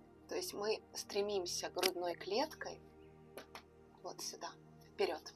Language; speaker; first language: Russian; native; Russian